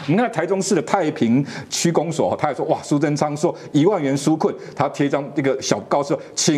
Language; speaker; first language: Chinese; native; Chinese